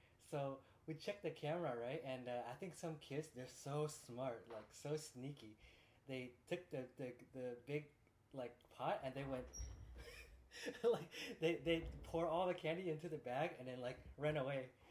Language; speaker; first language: English; native; English